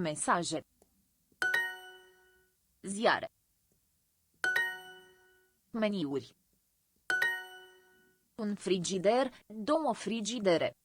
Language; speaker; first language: Romanian; non-native, learner; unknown